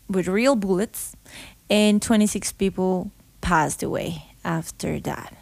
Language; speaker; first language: English; non-native, learner; Spanish